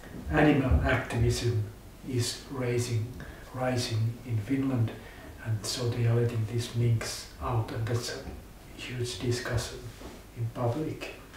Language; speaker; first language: English; non-native, fluent; Finnish